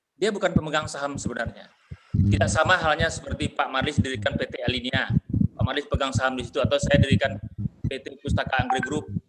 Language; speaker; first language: Indonesian; non-native, local second language; Minangkabau